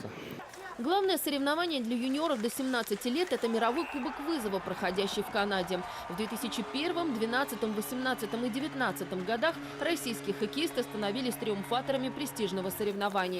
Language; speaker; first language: Russian; native; Russian